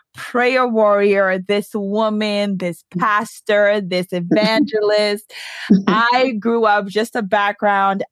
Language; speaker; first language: English; early bilingual, other home language; Yoruba